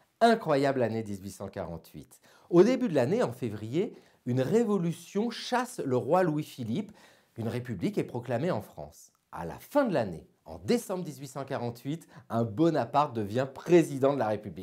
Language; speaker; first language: French; native; French